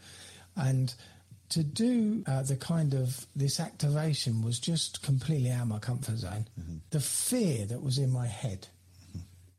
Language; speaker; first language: English; native; English